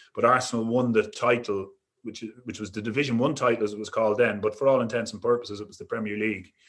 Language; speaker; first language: English; native; English